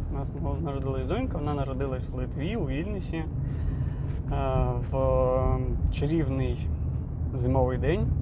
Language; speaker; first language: Ukrainian; non-native, local second language; Russian